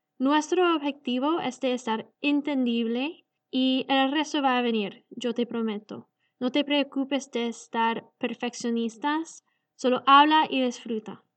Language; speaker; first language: Spanish; non-native, learner; English